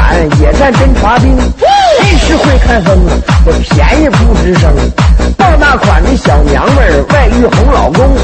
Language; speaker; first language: Chinese; native; Chinese